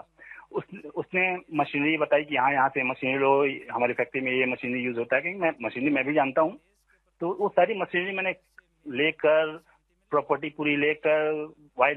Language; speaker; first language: Hindi; native; Hindi